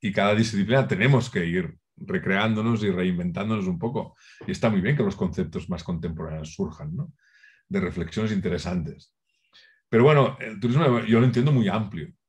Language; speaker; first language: Spanish; non-native, local second language; Catalan